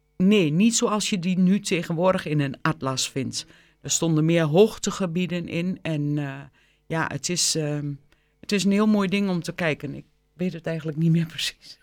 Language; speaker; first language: Dutch; native; Dutch